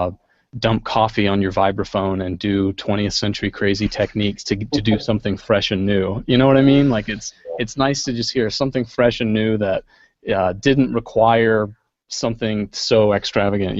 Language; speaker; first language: English; native; English